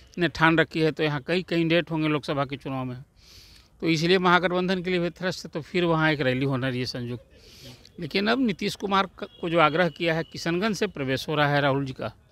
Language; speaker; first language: Hindi; native; Hindi